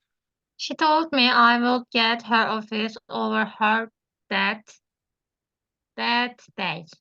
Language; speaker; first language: English; non-native, learner; Turkish